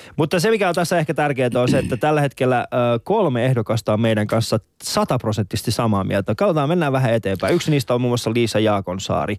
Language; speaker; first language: Finnish; early bilingual, other home language; Persian